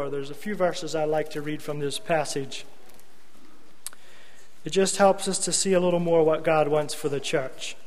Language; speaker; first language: English; native; English